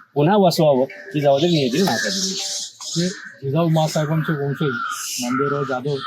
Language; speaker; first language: Marathi; native; Marathi